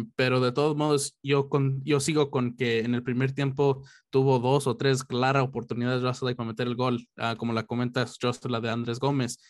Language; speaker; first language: Spanish; early bilingual, heritage; Spanish